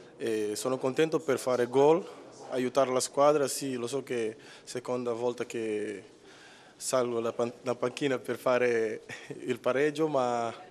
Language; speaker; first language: Italian; non-native, fluent; Portuguese